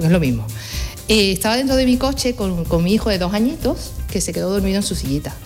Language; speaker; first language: Spanish; early bilingual, heritage; Spanish